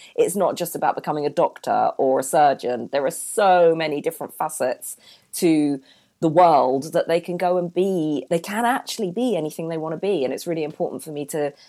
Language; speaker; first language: English; early bilingual, other home language; Hindi